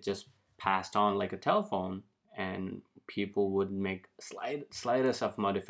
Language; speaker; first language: English; non-native, local second language; Nepali